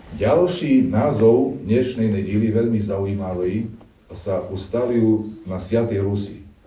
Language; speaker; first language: Slovak; non-native, local second language; Rusyn